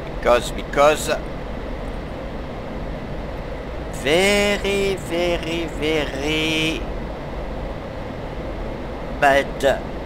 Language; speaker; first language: English; non-native, learner; French